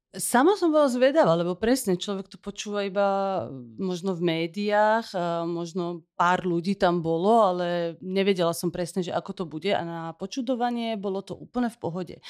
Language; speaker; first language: Slovak; early bilingual, heritage; Slovak